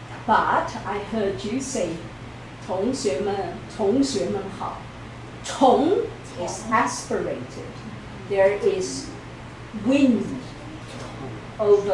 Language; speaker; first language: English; non-native, fluent; Chinese